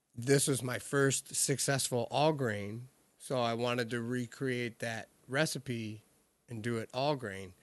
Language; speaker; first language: English; native; English